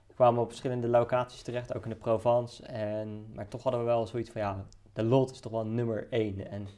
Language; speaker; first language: Dutch; native; Dutch